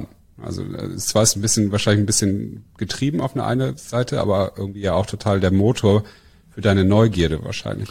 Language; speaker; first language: German; native; German